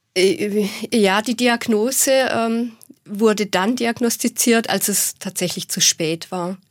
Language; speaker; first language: German; native; German